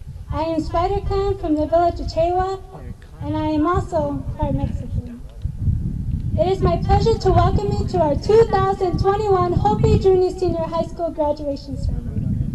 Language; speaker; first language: English; native; English